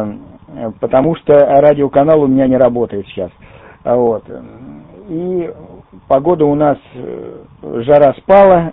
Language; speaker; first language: Russian; native; Russian